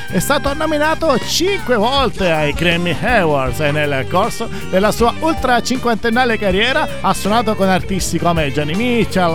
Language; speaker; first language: Italian; native; Italian